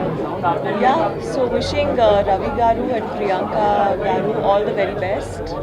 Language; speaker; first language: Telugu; non-native, learner; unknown